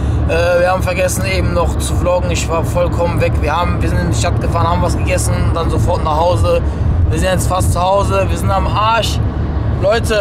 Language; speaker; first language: German; native; German